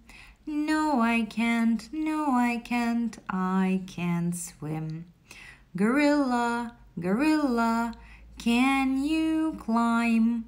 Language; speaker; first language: English; non-native, fluent; Russian